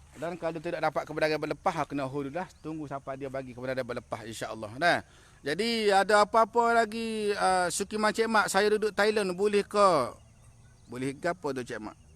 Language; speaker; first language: Malay; native; Malay